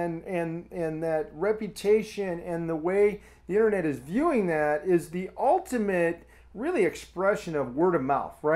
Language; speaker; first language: English; native; English